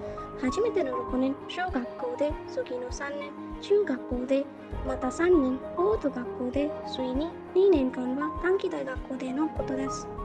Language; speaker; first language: Japanese; non-native, learner; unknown